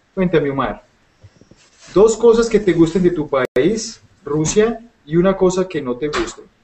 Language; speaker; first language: Spanish; native; Spanish